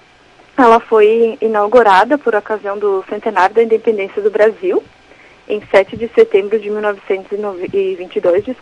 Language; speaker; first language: Portuguese; native; Portuguese